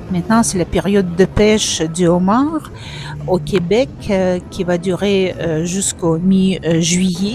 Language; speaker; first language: French; non-native, fluent; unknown